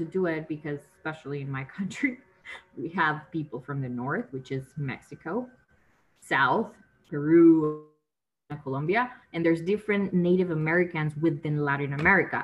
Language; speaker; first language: English; non-native, fluent; Spanish